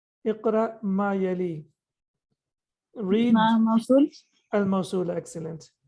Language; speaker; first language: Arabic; non-native, fluent; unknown